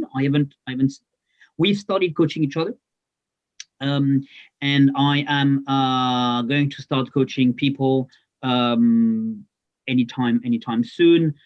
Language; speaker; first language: English; non-native, fluent; French